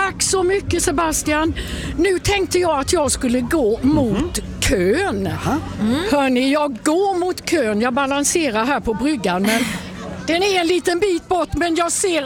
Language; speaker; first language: Swedish; native; Swedish